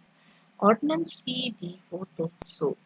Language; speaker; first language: German; non-native, fluent; Indonesian